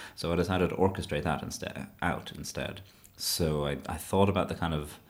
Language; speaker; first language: English; native; English